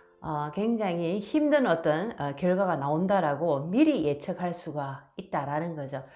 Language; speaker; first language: Korean; native; Korean